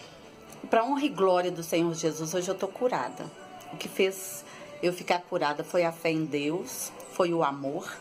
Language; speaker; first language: Portuguese; native; Portuguese